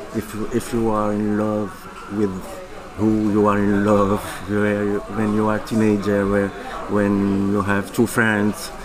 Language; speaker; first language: English; non-native, fluent; Arabic